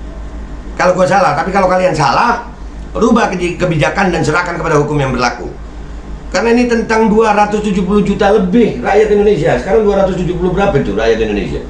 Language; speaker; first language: Indonesian; native; Indonesian